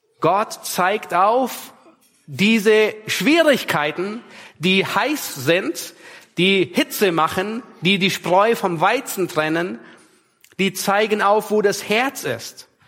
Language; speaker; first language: German; native; German